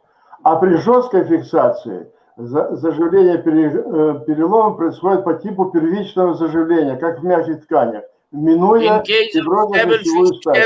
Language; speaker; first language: Russian; native; Russian